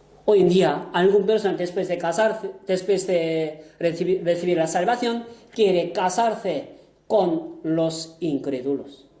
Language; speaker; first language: Spanish; non-native, fluent; Korean